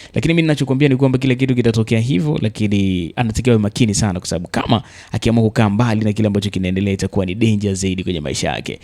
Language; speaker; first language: Swahili; native; Swahili